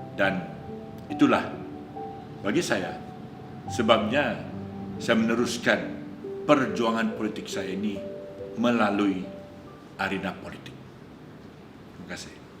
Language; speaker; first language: Malay; non-native, local second language; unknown